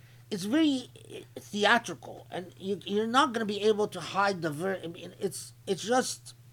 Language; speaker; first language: English; non-native, fluent; Arabic